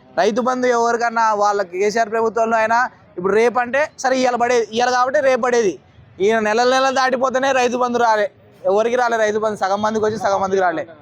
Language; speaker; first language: Telugu; native; Telugu